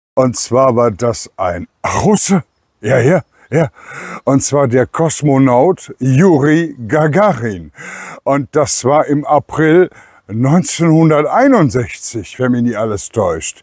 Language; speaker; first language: German; native; German